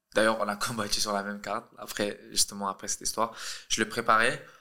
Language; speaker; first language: French; early bilingual, other home language; Russian